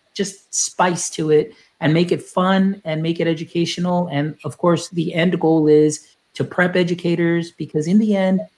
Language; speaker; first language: English; early bilingual, other home language; Spanish